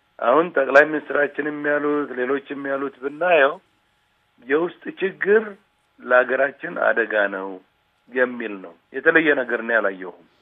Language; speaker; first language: Amharic; non-native, local second language; Tigrinya